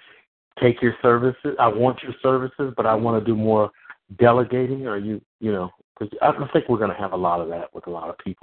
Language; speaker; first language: English; native; English